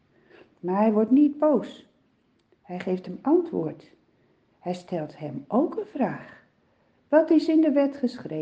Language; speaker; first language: Dutch; native; Dutch